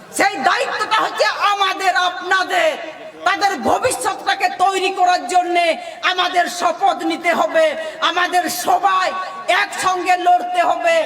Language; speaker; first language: Bangla; non-native, local second language; Santali